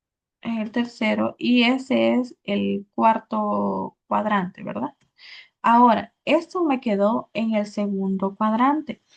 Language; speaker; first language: Spanish; native; Spanish